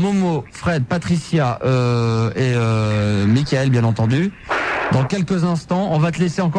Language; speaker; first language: French; native; French